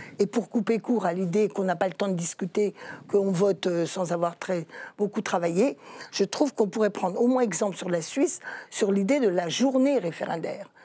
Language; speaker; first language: French; native; French